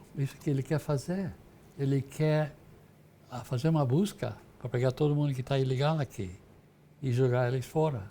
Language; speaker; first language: Portuguese; non-native, fluent; English